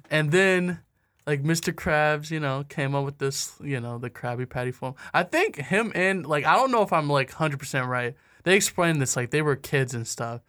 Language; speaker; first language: English; native; English